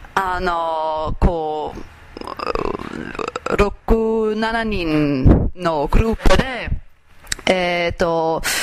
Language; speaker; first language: Japanese; non-native, fluent; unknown